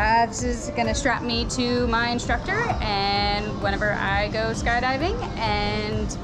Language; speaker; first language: English; native; English